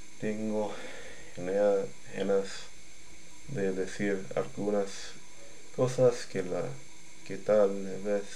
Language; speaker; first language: Spanish; non-native, learner; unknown